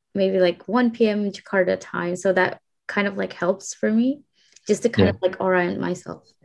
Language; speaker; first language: English; non-native, fluent; Indonesian